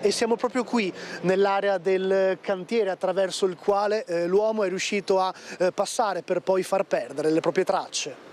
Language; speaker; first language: Italian; native; Italian